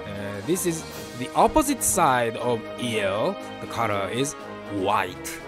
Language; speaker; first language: English; non-native, learner; Japanese